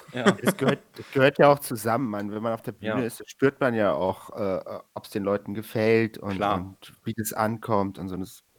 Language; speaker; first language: German; native; German